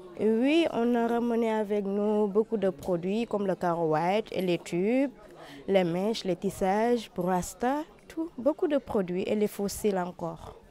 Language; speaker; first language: French; non-native, local second language; Wolof